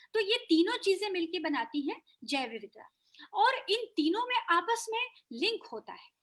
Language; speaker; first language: Hindi; native; Hindi